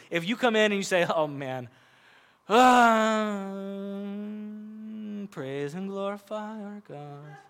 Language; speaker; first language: English; native; English